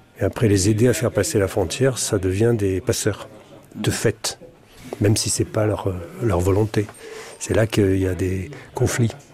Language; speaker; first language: French; native; French